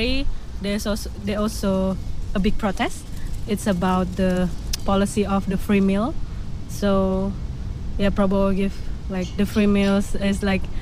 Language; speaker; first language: English; non-native, fluent; Indonesian